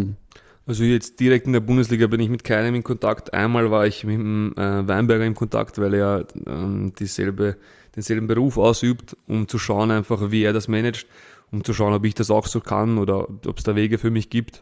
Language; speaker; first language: German; early bilingual, other home language; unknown